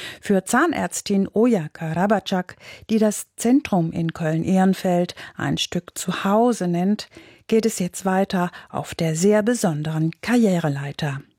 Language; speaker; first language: German; native; German